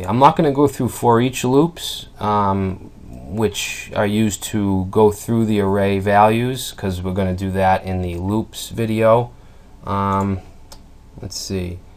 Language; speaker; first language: English; native; English